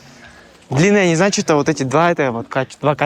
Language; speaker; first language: Russian; native; Russian